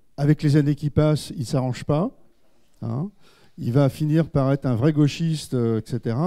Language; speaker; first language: French; native; French